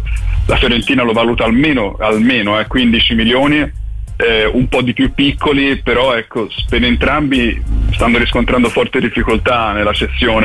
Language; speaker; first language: Italian; native; Italian